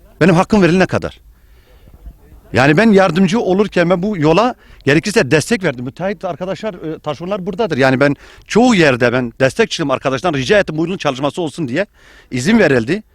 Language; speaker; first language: Turkish; non-native, local second language; Kurdish